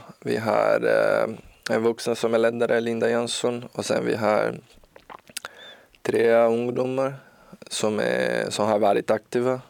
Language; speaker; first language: Swedish; non-native, learner; Portuguese